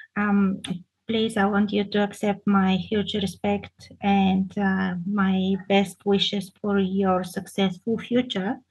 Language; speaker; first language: English; non-native, fluent; Bulgarian